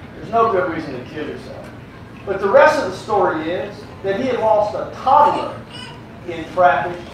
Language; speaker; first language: English; native; English